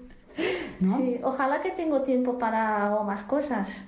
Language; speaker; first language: Spanish; non-native, learner; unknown